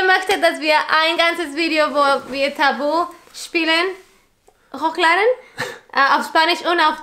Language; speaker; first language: German; non-native, learner; Spanish